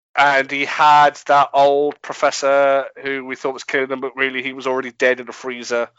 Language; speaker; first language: English; native; English